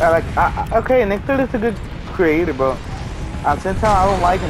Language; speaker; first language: English; early bilingual, other home language; Spanish